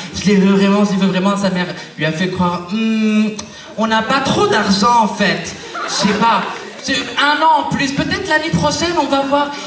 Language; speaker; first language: French; native; French